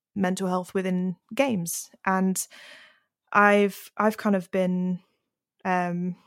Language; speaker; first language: English; native; English